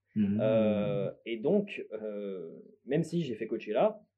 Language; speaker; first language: French; native; French